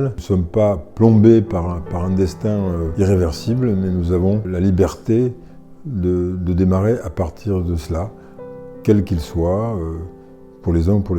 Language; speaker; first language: French; native; French